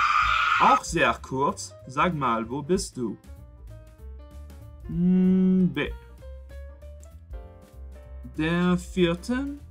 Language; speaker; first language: German; non-native, fluent; French